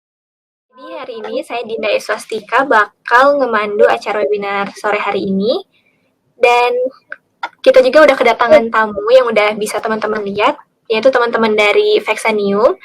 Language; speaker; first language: Indonesian; native; Indonesian